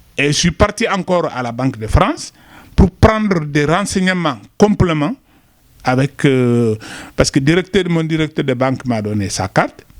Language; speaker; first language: French; non-native, local second language; Wolof